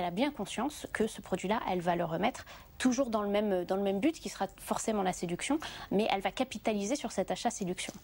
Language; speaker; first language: French; native; French